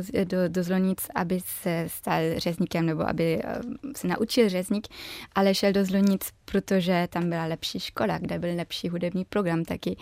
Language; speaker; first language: Czech; early bilingual, heritage; German